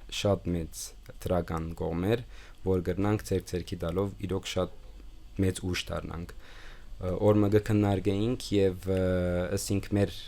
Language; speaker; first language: Armenian; early bilingual, heritage; Armenian